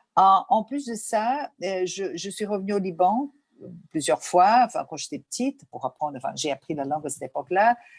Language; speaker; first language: French; non-native, fluent; Portuguese